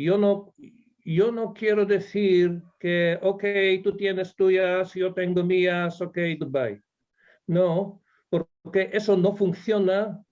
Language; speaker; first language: Spanish; non-native, fluent; Polish